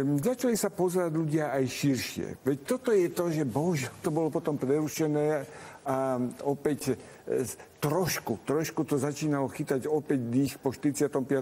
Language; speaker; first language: Slovak; non-native, local second language; Hungarian